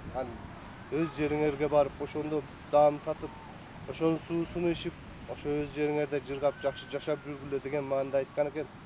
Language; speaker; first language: Kyrgyz; early bilingual, heritage; Kyrgyz